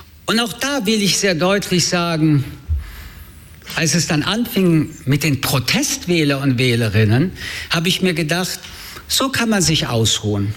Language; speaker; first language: German; early bilingual, other home language; French